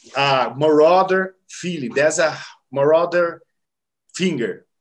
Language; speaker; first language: English; non-native, learner; Portuguese